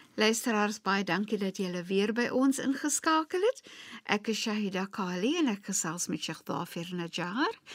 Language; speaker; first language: Afrikaans; native; Afrikaans